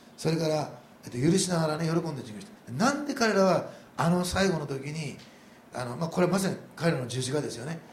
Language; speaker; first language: Japanese; native; Japanese